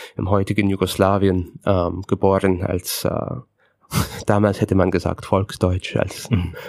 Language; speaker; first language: German; non-native, fluent; English